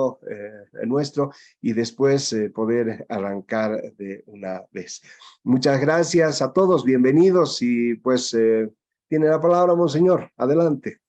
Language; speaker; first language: Spanish; native; Spanish